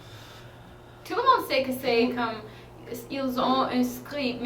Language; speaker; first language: French; non-native, fluent; English